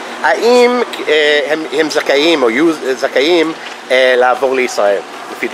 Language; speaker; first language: Hebrew; non-native, fluent; English